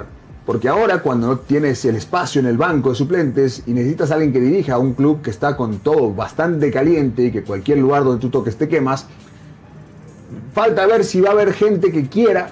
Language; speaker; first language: Spanish; native; Spanish